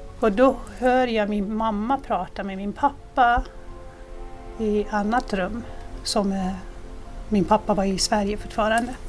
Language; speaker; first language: Swedish; non-native, fluent; Persian